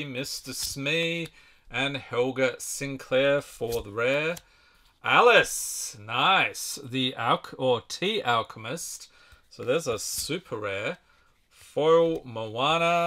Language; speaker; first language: English; native; English